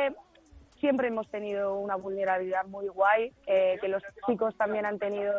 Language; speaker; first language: Spanish; native; Spanish